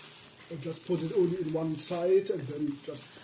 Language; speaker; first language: English; non-native, local second language; Filipino